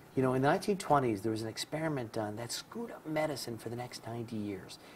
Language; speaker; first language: English; native; English